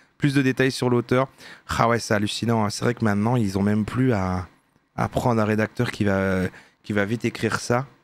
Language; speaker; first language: French; native; French